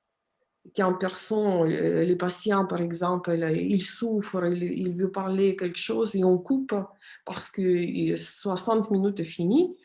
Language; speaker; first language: French; non-native, fluent; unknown